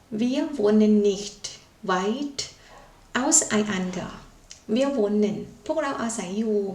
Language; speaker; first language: German; non-native, learner; Thai